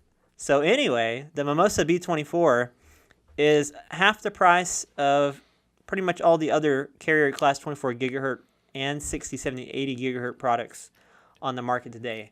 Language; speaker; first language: English; native; English